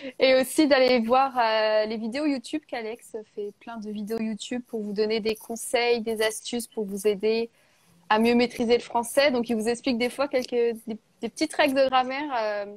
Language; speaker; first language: French; native; French